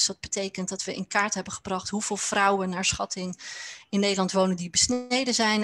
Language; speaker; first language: Dutch; native; Dutch